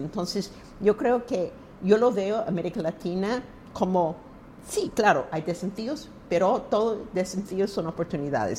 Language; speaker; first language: Spanish; non-native, fluent; English